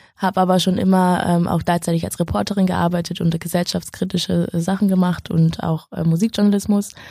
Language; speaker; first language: German; native; German